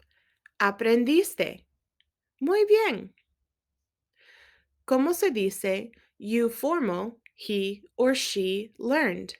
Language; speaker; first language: Spanish; non-native, learner; English